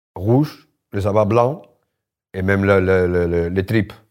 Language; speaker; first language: French; non-native, fluent; Spanish